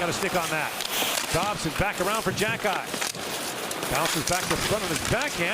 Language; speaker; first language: English; native; English